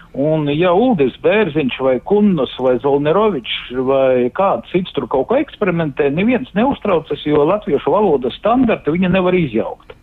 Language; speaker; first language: Latvian; native; Latvian